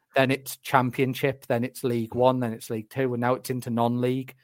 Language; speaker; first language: English; native; English